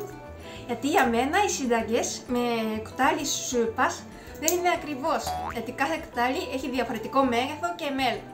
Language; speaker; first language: Greek; non-native, fluent; Japanese